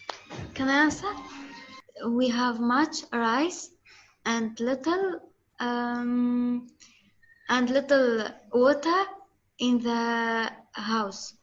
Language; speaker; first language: English; non-native, learner; Arabic